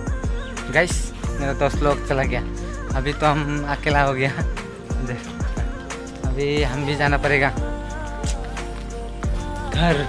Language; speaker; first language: Hindi; non-native, local second language; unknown